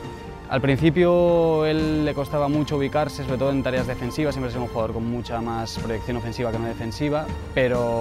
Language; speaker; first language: Spanish; native; Spanish